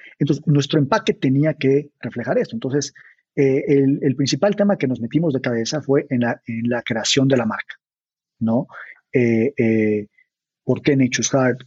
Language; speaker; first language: Spanish; native; Spanish